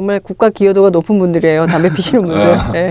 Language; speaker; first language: Korean; native; Korean